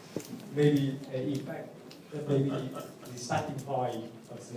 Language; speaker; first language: English; non-native, learner; Vietnamese